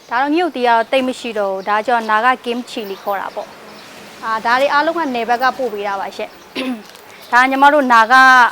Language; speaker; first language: Burmese; non-native, local second language; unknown